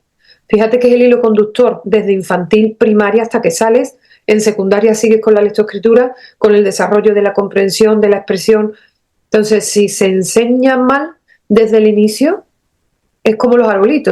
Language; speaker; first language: Spanish; native; Spanish